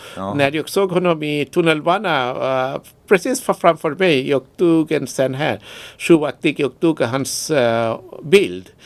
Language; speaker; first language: Swedish; non-native, fluent; Bangla